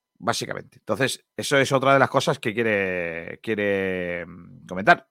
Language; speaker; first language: Spanish; native; Spanish